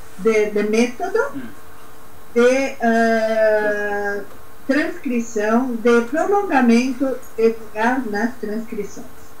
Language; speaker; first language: Spanish; non-native, learner; Portuguese